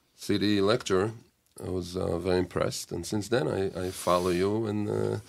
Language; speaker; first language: English; non-native, fluent; Hebrew